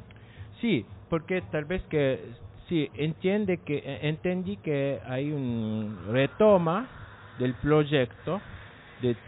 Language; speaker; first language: Spanish; non-native, learner; Japanese